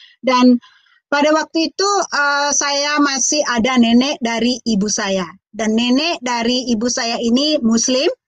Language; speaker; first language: Indonesian; non-native, local second language; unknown